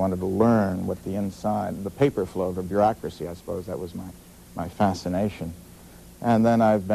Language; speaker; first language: English; native; English